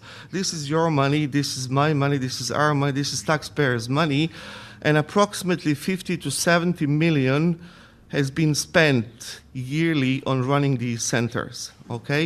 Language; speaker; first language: English; non-native, fluent; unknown